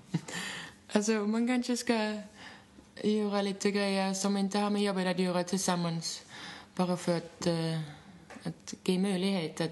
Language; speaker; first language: Swedish; non-native, fluent; German